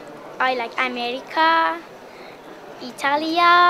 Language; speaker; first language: English; non-native, learner; Persian